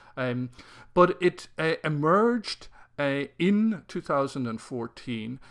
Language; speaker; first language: English; native; English